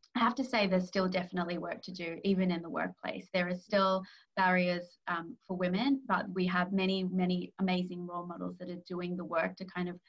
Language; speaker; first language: English; native; English